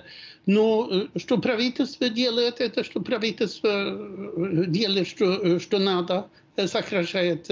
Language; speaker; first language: Russian; non-native, fluent; Swedish